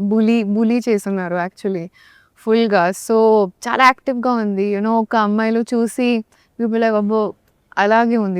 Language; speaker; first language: Telugu; non-native, local second language; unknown